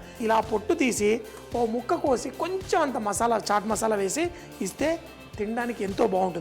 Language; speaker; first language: Telugu; native; Telugu